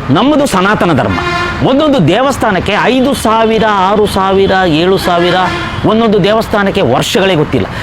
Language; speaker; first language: Kannada; non-native, local second language; Kodava